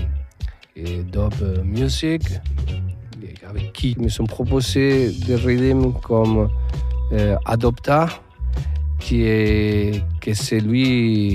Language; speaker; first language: French; non-native, fluent; Spanish